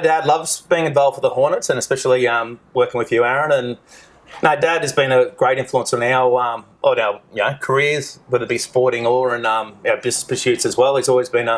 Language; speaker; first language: English; native; English